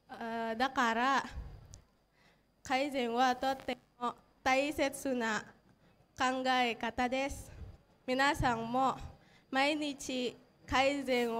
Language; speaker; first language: Japanese; non-native, learner; Indonesian